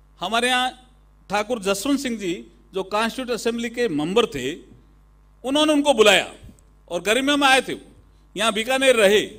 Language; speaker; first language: Hindi; native; Hindi